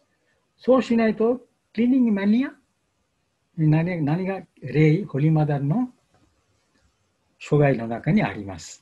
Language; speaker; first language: Japanese; non-native, fluent; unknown